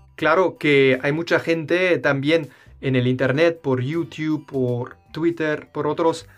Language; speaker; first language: Spanish; non-native, fluent; German